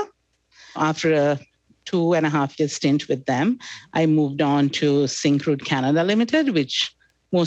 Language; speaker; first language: English; non-native, local second language; Sinhala